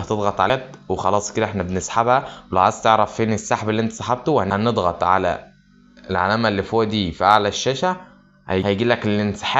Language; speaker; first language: Arabic; native; Arabic